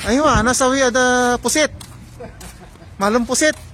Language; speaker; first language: Arabic; non-native, learner; Filipino